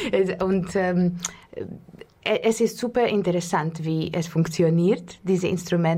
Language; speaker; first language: German; non-native, learner; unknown